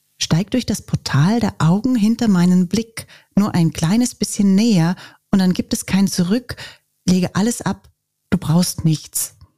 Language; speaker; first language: German; native; German